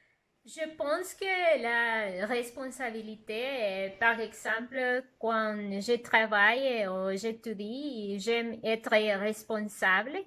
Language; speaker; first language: French; non-native, fluent; Spanish